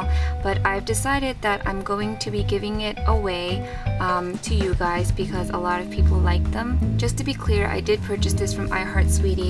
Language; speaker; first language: English; native; English